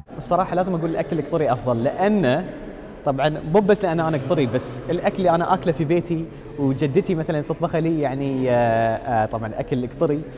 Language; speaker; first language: Arabic; native; Arabic